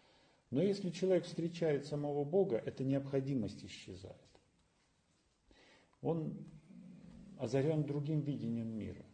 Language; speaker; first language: Russian; native; Russian